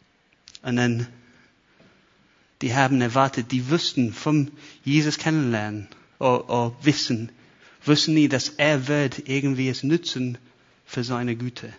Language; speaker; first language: German; non-native, fluent; English